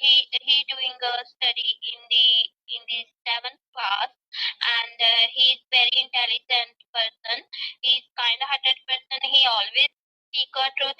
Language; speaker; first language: English; non-native, learner; Punjabi